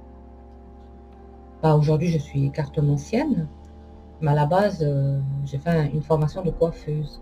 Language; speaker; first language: French; native; French